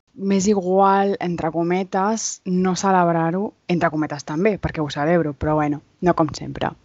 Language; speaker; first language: Catalan; native; Catalan